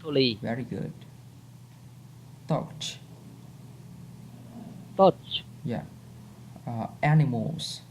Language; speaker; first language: English; non-native, fluent; Vietnamese